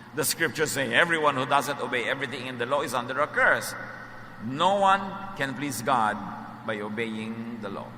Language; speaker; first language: English; non-native, local second language; Filipino